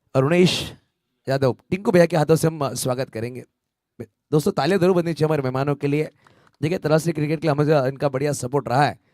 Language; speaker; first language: Hindi; non-native, local second language; Marathi